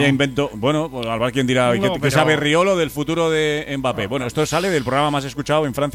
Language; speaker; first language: Spanish; native; Spanish